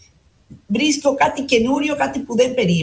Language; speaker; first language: Greek; non-native, fluent; Spanish